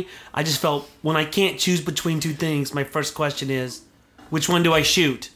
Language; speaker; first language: English; native; English